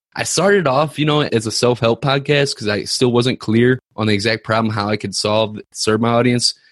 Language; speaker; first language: English; native; English